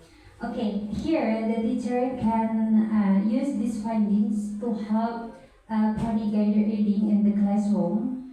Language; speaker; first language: English; non-native, learner; Indonesian